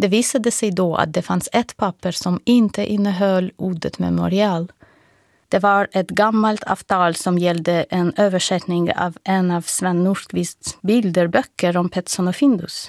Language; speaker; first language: Swedish; non-native, fluent; Russian